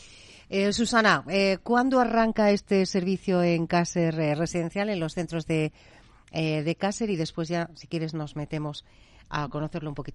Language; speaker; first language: Spanish; native; Spanish